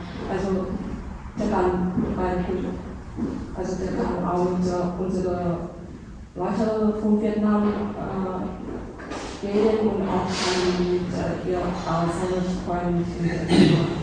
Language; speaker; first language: German; non-native, learner; Vietnamese